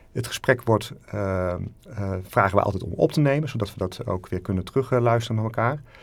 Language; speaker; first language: Dutch; native; Dutch